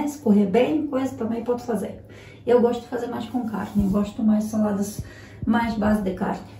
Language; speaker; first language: Portuguese; non-native, learner; Ukrainian